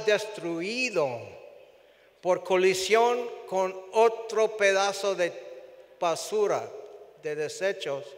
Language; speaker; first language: Spanish; non-native, fluent; English